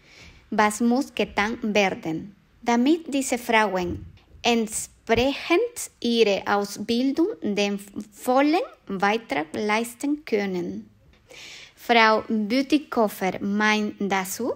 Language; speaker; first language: German; non-native, fluent; Spanish